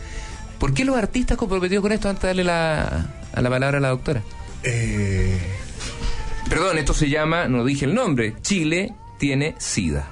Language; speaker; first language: Spanish; native; Spanish